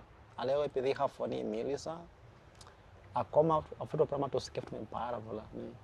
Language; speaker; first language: Greek; non-native, fluent; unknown